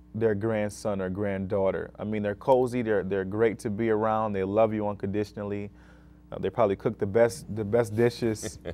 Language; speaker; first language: English; native; English